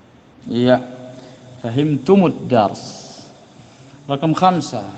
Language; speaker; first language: Arabic; non-native, fluent; Indonesian